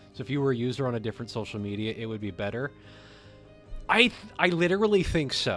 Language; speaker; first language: English; native; English